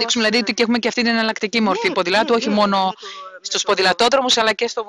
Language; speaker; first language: Greek; native; Greek